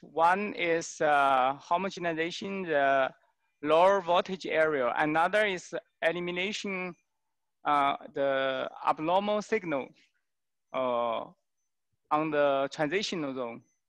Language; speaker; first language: English; non-native, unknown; Chinese